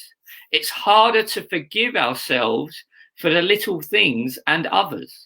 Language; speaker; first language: English; native; English